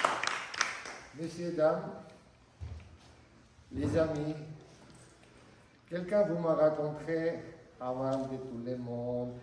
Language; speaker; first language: French; non-native, learner; Georgian